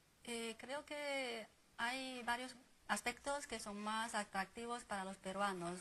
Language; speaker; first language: Spanish; non-native, fluent; Chinese